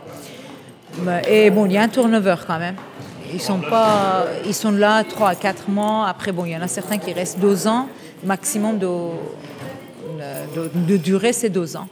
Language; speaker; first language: French; non-native, fluent; Persian